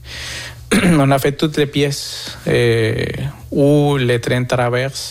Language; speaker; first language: French; non-native, fluent; Spanish